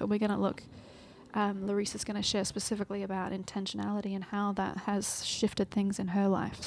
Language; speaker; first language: English; native; English